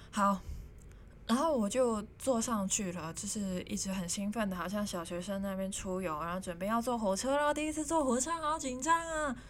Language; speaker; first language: Chinese; non-native, local second language; Cantonese